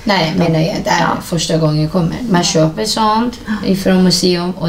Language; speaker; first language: Swedish; non-native, fluent; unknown